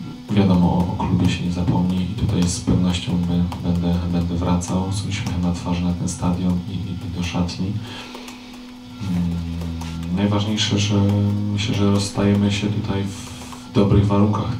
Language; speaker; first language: Polish; native; Polish